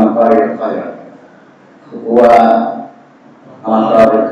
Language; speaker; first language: Arabic; non-native, learner; Malay